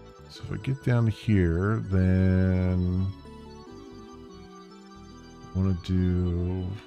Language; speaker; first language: English; native; English